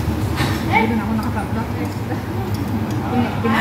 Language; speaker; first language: Filipino; non-native, local second language; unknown